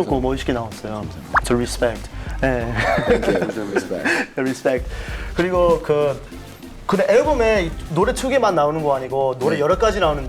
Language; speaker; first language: Korean; non-native, fluent; English